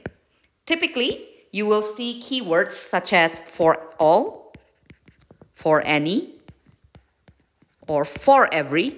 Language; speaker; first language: English; non-native, fluent; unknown